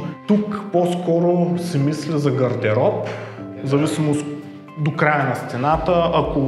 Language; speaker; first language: Bulgarian; native; Bulgarian